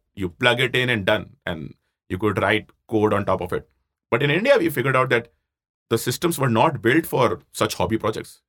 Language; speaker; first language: English; non-native, local second language; Hindi